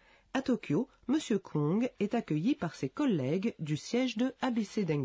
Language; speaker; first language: French; native; French